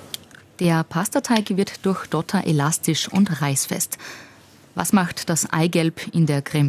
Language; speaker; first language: German; native; German